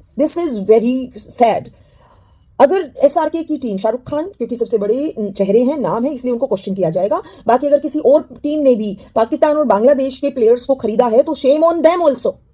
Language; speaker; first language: Hindi; native; Hindi